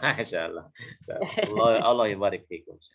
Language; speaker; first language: Arabic; non-native, fluent; Indonesian